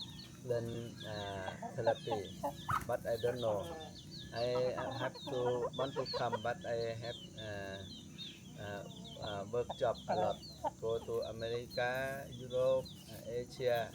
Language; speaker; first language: English; non-native, learner; Thai